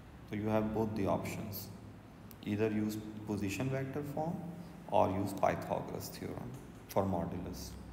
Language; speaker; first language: English; non-native, local second language; Urdu